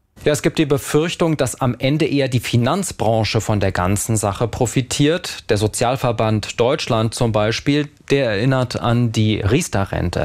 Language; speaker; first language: German; native; German